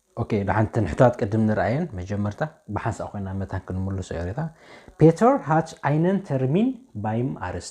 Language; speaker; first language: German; non-native, fluent; Tigrinya